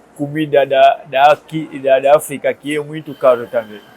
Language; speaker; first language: Portuguese; non-native, learner; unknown